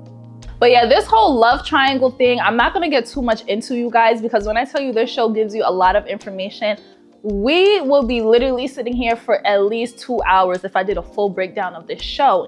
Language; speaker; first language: English; native; English